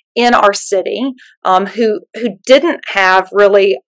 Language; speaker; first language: English; native; English